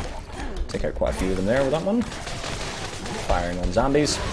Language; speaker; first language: English; native; English